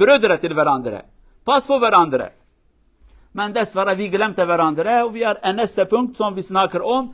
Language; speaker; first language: Swedish; non-native, learner; Kurdish